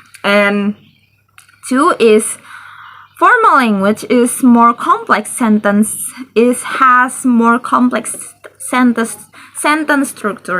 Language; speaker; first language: English; non-native, learner; Indonesian